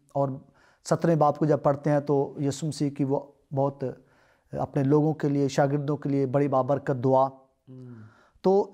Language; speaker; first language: Urdu; non-native, local second language; Punjabi